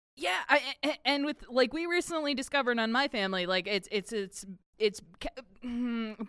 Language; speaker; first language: English; early bilingual, other home language; Polish